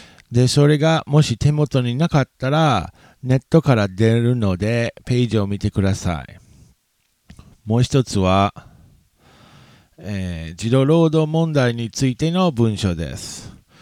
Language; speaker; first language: Japanese; non-native, fluent; English